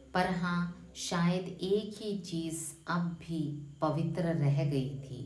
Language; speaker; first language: Hindi; non-native, local second language; Malayalam